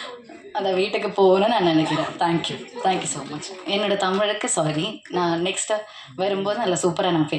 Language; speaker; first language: Tamil; non-native, learner; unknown